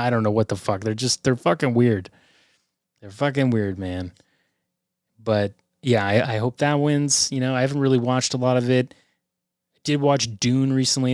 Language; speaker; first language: English; native; English